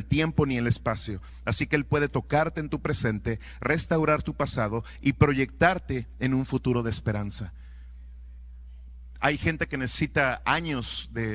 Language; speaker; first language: Spanish; native; Spanish